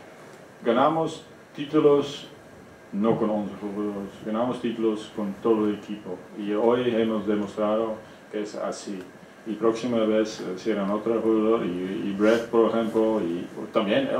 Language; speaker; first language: Spanish; non-native, fluent; Dutch